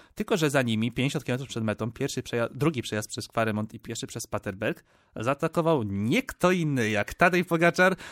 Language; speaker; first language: Polish; native; Polish